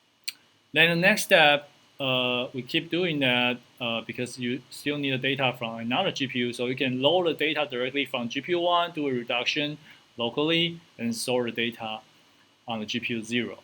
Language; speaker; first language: English; non-native, fluent; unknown